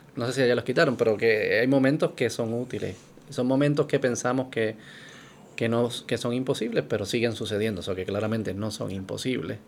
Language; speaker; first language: Spanish; native; Spanish